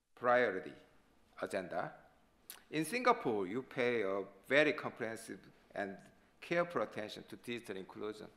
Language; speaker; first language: English; non-native, learner; Korean